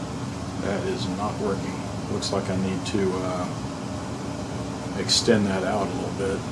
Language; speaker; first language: English; native; English